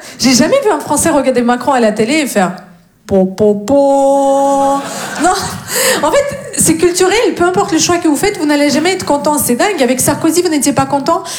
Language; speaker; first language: French; non-native, fluent; Russian